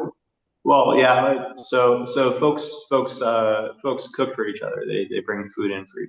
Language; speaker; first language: English; native; English